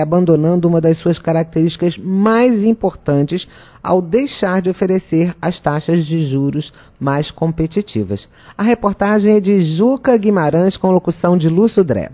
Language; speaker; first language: Portuguese; native; Portuguese